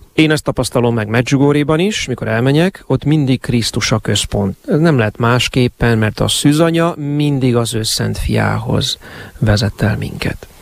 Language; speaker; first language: Hungarian; native; Hungarian